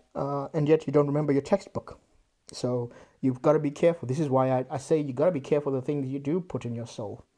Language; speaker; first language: English; non-native, local second language; Shona